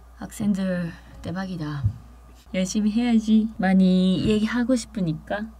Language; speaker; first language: Korean; non-native, fluent; Japanese